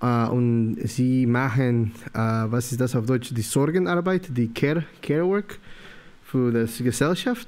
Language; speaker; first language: German; non-native, learner; Spanish